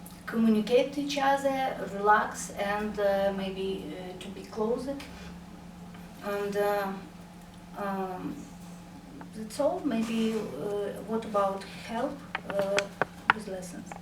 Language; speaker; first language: English; non-native, learner; Russian